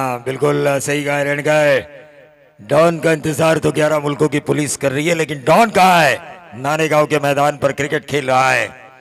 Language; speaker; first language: Hindi; non-native, local second language; Marathi